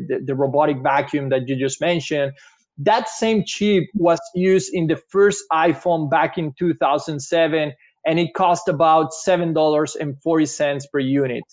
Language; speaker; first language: English; non-native, fluent; Spanish